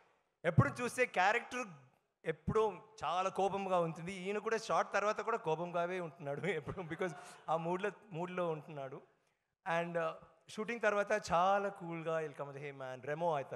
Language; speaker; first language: Telugu; non-native, learner; Tamil